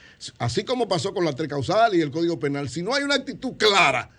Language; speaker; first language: Spanish; native; Spanish